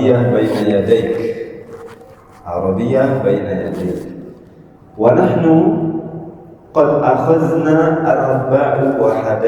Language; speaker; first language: Arabic; non-native, fluent; Indonesian